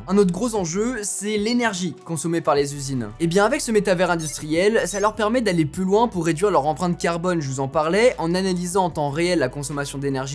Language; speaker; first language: French; native; French